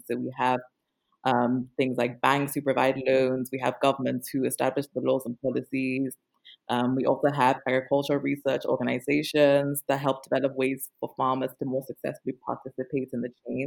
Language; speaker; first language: English; non-native, local second language; Akan